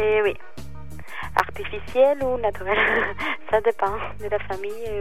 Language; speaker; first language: French; non-native, fluent; Spanish